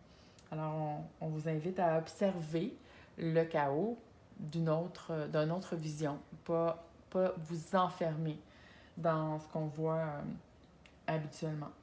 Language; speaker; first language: French; native; French